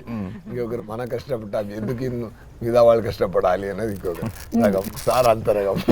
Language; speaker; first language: Telugu; non-native, fluent; Tamil